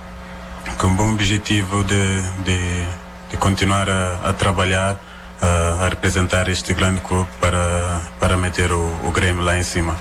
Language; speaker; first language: Portuguese; non-native, local second language; Kabuverdianu